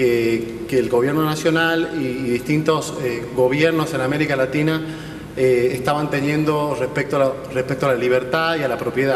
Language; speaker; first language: Spanish; native; Spanish